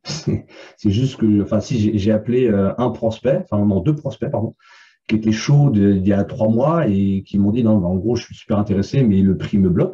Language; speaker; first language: French; native; French